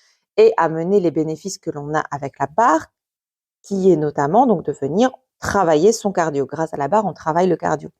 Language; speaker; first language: French; native; French